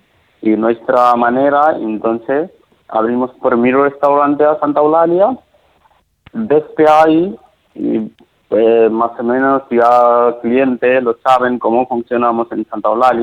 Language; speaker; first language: Spanish; non-native, learner; Nepali